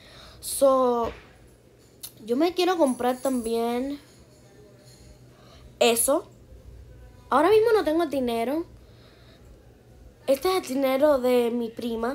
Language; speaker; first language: Spanish; early bilingual, heritage; Spanish